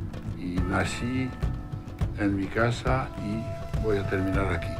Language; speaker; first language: Spanish; non-native, fluent; French